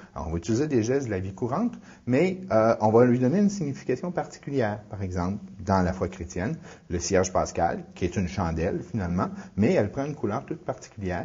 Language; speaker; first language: French; native; French